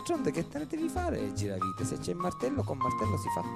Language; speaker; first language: Italian; native; Italian